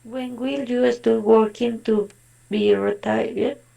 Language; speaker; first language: English; non-native, learner; Spanish